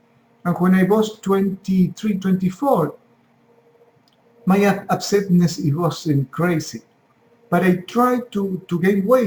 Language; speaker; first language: English; non-native, fluent; Spanish